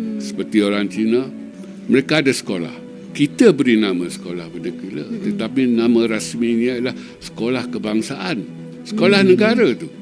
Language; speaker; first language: Malay; native; Malay